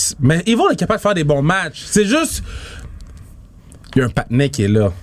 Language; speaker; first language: French; native; French